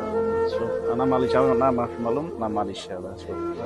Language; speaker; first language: Arabic; non-native, learner; Bangla